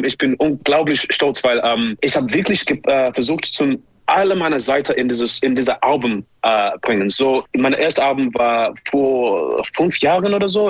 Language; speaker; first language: German; non-native, learner; English